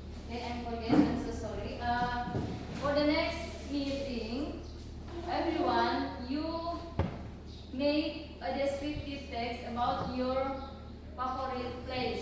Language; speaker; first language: English; non-native, learner; Indonesian